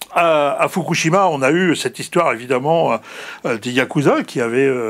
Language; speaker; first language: French; native; French